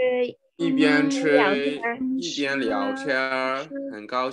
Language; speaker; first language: Chinese; non-native, learner; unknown